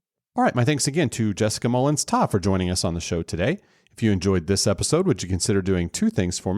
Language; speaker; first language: English; native; English